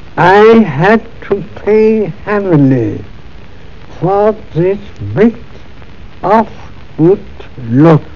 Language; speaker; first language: English; non-native, fluent; German